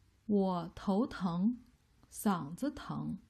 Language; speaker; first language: Chinese; native; Chinese